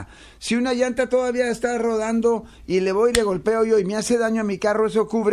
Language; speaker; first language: Spanish; native; Spanish